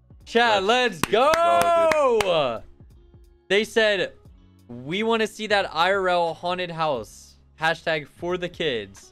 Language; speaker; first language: English; native; English